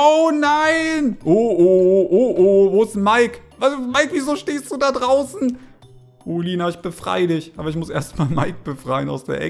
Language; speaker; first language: German; native; German